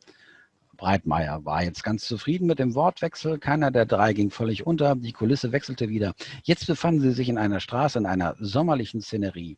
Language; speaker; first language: German; native; German